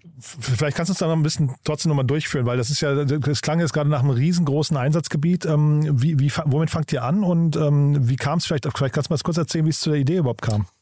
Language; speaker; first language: German; native; German